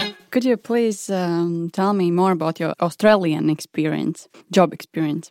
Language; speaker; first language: English; non-native, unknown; Latvian